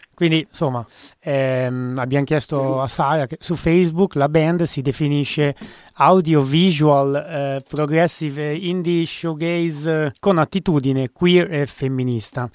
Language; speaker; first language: Italian; native; Italian